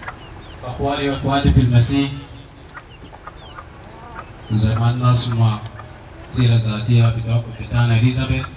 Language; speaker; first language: Arabic; non-native, local second language; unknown